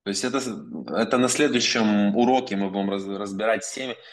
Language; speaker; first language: Russian; non-native, local second language; Ukrainian